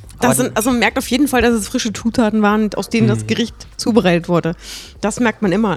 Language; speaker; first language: German; native; German